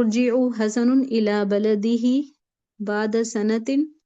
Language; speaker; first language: Arabic; non-native, learner; Urdu